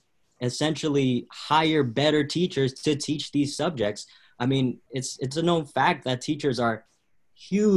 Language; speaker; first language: English; native; English